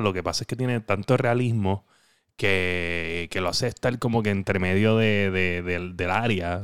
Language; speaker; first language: Spanish; native; Spanish